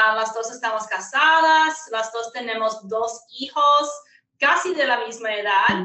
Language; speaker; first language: Spanish; non-native, fluent; English